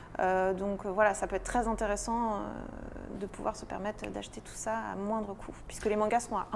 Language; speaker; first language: French; native; French